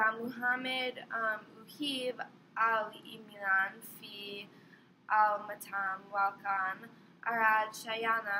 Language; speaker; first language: Arabic; non-native, learner; English